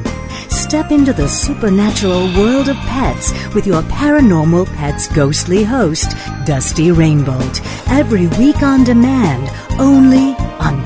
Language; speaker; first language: English; native; English